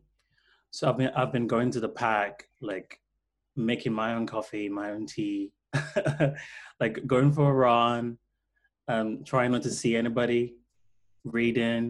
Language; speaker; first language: English; non-native, local second language; Krio